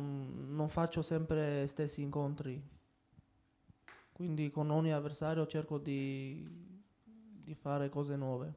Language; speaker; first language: Italian; non-native, fluent; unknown